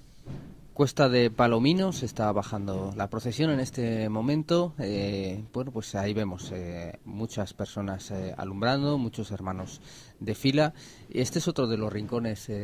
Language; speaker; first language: Spanish; native; Spanish